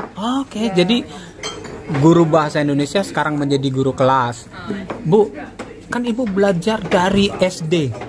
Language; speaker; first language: Indonesian; native; Indonesian